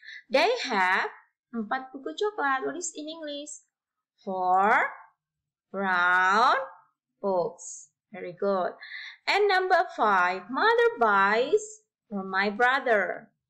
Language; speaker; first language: English; non-native, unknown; Indonesian